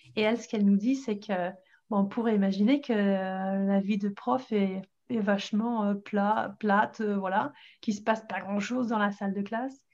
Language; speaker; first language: French; non-native, fluent; English